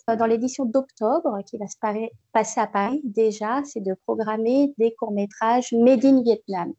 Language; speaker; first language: French; native; French